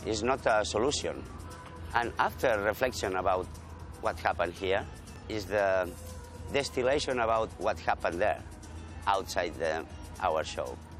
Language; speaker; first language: English; non-native, learner; Spanish